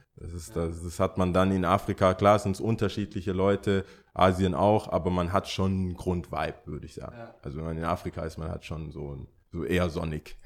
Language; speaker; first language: German; early bilingual, other home language; English